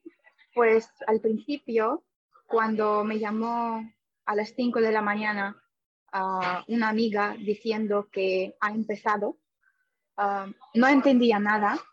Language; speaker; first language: Spanish; non-native, fluent; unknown